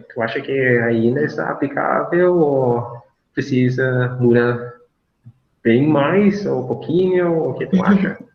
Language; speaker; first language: Portuguese; non-native, fluent; English